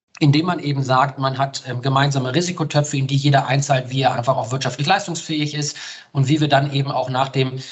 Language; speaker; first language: German; native; German